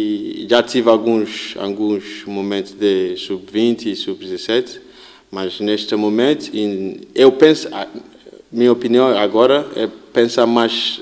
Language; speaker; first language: Portuguese; non-native, learner; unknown